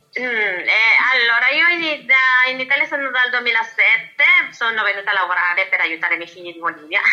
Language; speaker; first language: Italian; non-native, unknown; Spanish